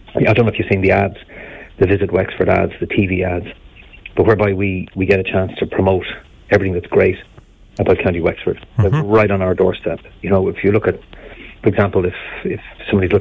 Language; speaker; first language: English; native; English